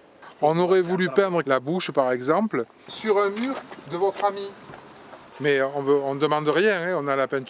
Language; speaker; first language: French; native; French